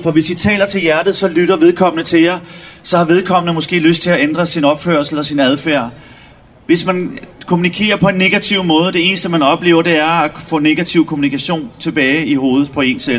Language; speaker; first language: Danish; native; Danish